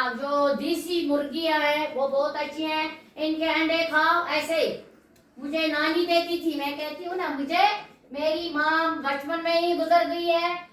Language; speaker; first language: Hindi; non-native, local second language; Kashmiri